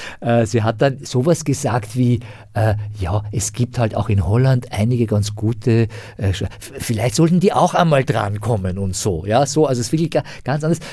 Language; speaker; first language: German; non-native, fluent; Persian